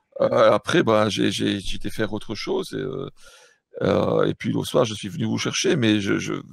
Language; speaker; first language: French; native; French